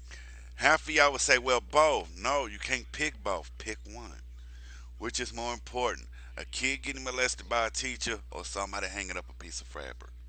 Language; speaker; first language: English; native; English